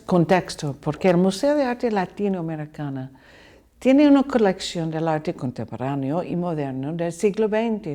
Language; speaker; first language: Spanish; non-native, learner; English